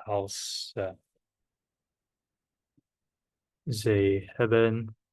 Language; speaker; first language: Dutch; non-native, learner; Korean